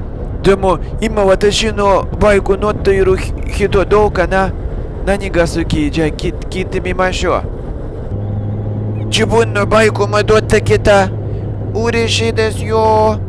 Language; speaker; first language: Japanese; non-native, learner; Russian